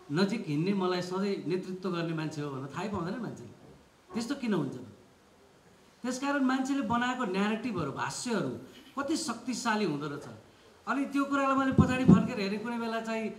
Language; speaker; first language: Nepali; native; Nepali